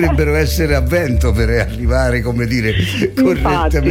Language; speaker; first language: Italian; native; Italian